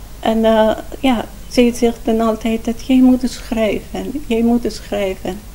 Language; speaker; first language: Dutch; non-native, learner; Persian